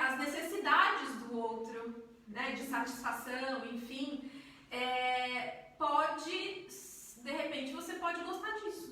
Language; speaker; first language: Portuguese; native; Portuguese